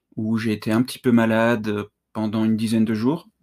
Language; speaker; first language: French; native; French